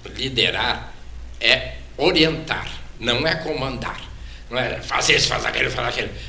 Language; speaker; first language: Portuguese; native; Portuguese